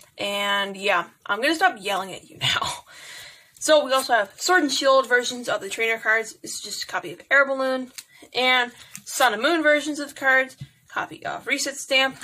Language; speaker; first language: English; native; English